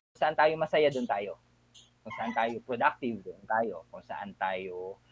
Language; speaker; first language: Filipino; native; Filipino